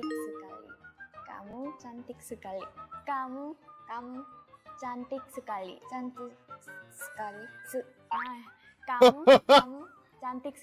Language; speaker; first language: Indonesian; non-native, learner; Korean